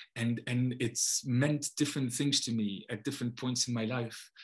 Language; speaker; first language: English; non-native, fluent; Polish